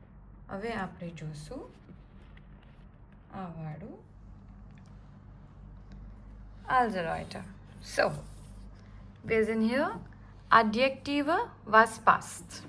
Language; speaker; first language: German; non-native, fluent; Gujarati